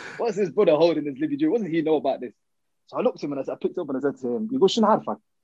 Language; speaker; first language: English; early bilingual, other home language; Arabic